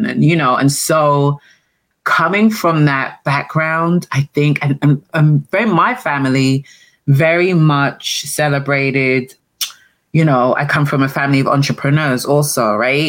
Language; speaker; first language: English; native; English